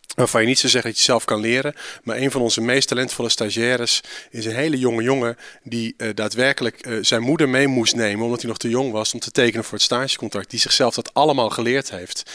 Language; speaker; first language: Dutch; native; Dutch